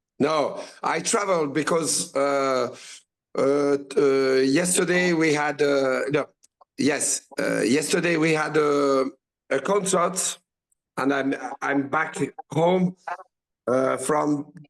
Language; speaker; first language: English; non-native, learner; French